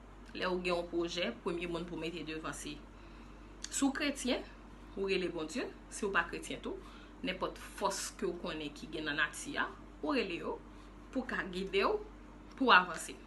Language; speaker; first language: French; non-native, local second language; Haitian Creole